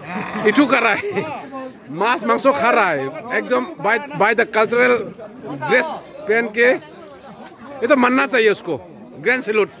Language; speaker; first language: Hindi; non-native, local second language; Rongmei Naga